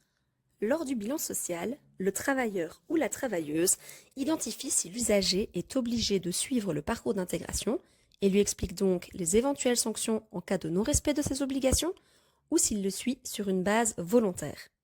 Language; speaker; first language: French; native; French